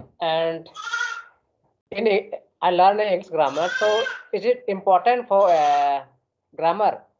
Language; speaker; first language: English; non-native, learner; Hindi